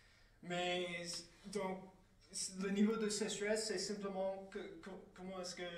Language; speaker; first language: French; non-native, fluent; English